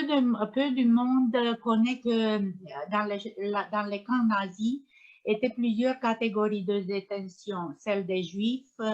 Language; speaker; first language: French; non-native, learner; Romanian